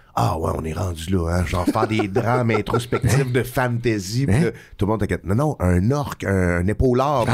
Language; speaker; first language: French; native; French